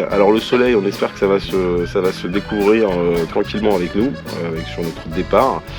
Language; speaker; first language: French; native; French